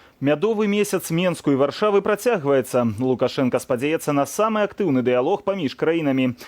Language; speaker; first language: Belarusian; native; Belarusian